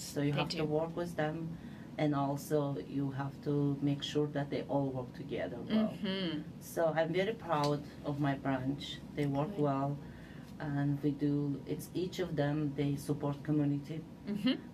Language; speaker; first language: English; non-native, fluent; Uzbek